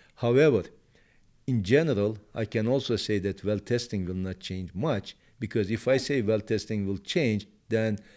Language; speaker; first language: English; non-native, fluent; Turkish